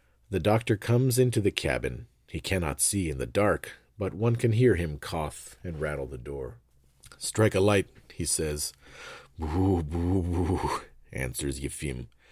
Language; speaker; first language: English; native; English